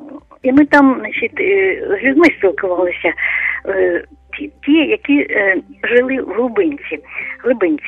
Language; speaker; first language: Ukrainian; non-native, local second language; Russian